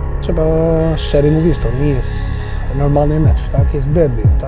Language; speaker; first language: Polish; non-native, learner; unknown